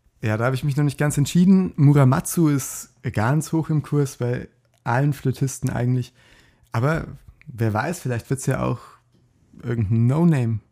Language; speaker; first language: German; native; German